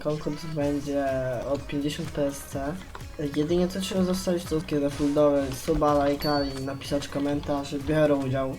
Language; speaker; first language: Polish; native; Polish